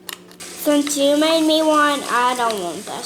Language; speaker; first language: English; native; English